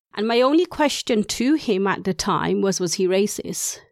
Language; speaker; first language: English; non-native, local second language; Urdu